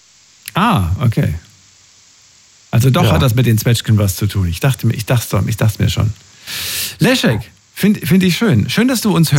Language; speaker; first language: German; native; German